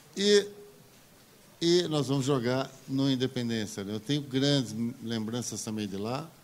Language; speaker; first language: Portuguese; native; Portuguese